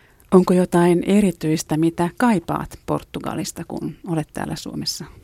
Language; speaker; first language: Finnish; native; Finnish